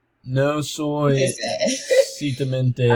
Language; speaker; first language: Spanish; non-native, learner; English